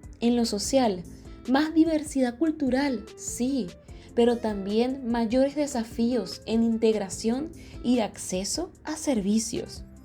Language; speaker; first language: Spanish; native; Spanish